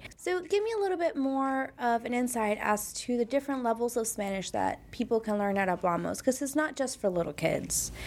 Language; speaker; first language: English; early bilingual, other home language; Spanish